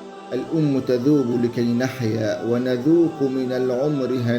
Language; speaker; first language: Arabic; native; Arabic